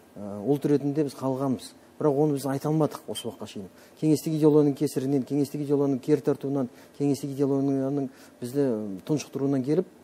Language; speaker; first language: Kazakh; native; Kazakh